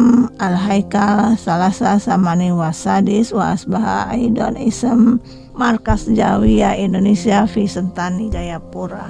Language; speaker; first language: Arabic; non-native, fluent; Indonesian